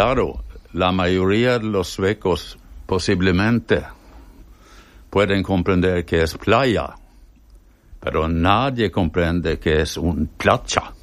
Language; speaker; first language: Spanish; non-native, fluent; Swedish